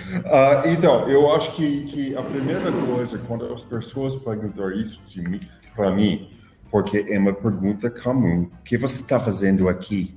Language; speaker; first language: Portuguese; non-native, fluent; English